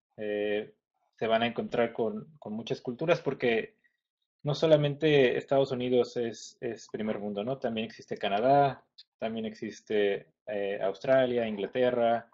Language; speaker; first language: Spanish; native; Spanish